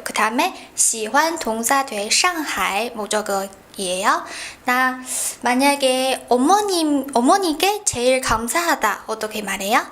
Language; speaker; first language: Korean; non-native, fluent; Chinese